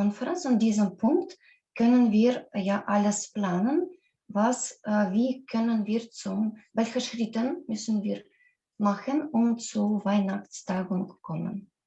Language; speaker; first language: German; non-native, learner; Russian